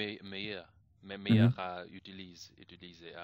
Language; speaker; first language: French; non-native, learner; English